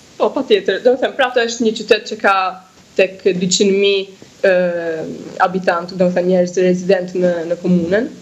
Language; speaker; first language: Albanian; early bilingual, heritage; Albanian